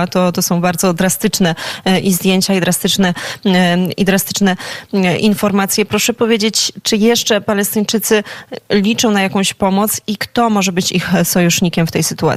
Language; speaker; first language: Polish; native; Polish